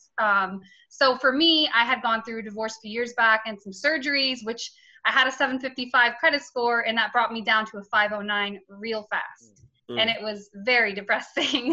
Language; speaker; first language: English; native; English